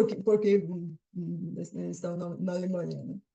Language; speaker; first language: Portuguese; non-native, fluent; Bulgarian